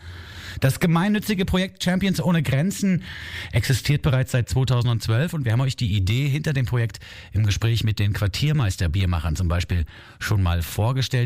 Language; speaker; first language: German; native; German